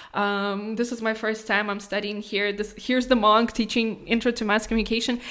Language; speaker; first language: English; non-native, fluent; Kazakh